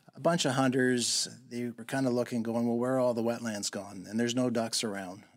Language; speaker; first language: English; native; English